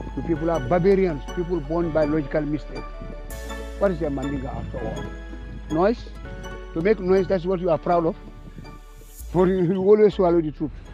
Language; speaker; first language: English; non-native, local second language; Mandingo